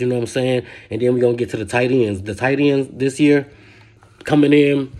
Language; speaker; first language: English; native; English